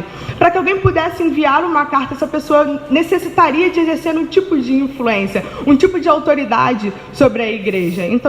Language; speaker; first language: Portuguese; native; Portuguese